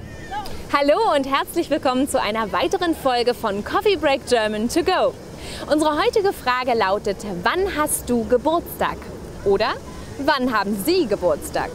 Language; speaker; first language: German; native; German